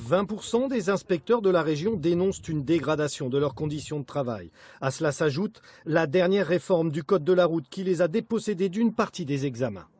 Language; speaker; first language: French; native; French